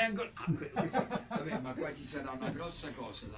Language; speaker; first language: Italian; native; Italian